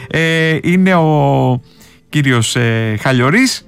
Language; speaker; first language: Greek; native; Greek